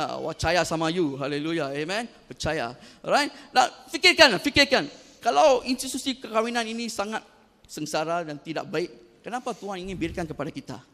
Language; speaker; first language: Malay; non-native, local second language; Tamil